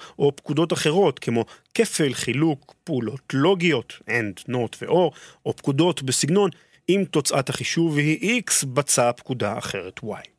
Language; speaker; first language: Hebrew; native; Hebrew